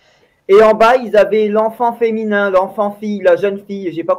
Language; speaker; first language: French; native; French